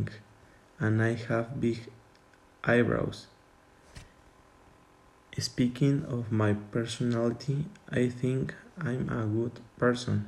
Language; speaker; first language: English; non-native, learner; Spanish